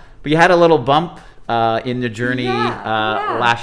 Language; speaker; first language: English; native; English